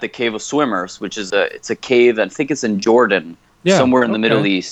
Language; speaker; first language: English; non-native, fluent; Spanish